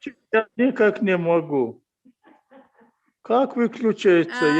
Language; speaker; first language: Russian; non-native, fluent; Mongolian